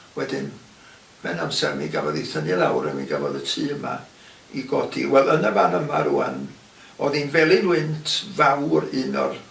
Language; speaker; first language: Welsh; native; Welsh